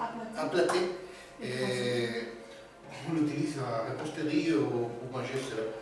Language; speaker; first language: French; non-native, learner; Spanish